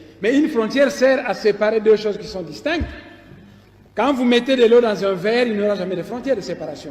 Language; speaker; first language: French; non-native, local second language; Kongo